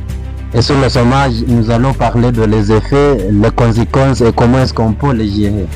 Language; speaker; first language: French; non-native, learner; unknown